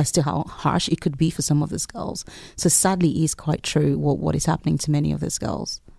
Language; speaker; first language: English; non-native, local second language; Yoruba